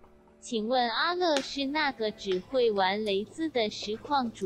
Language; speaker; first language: Chinese; native; Chinese